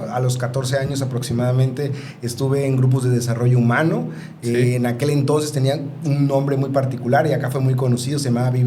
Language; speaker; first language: Spanish; native; Spanish